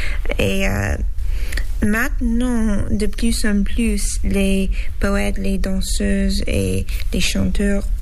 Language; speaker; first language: French; non-native, learner; English